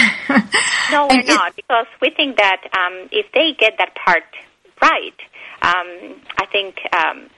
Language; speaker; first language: English; non-native, fluent; Spanish